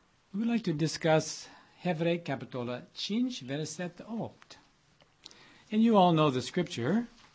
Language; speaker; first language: English; native; English